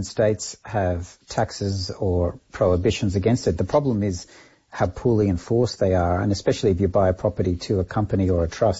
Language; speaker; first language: English; native; English